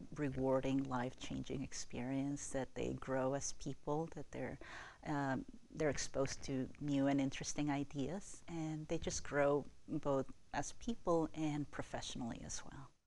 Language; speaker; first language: English; non-native, fluent; Spanish